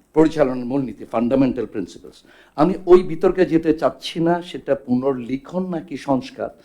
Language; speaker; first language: Bangla; non-native, local second language; Chakma